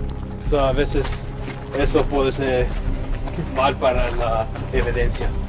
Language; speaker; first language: Spanish; early bilingual, heritage; Spanish